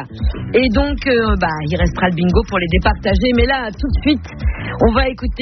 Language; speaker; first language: French; native; French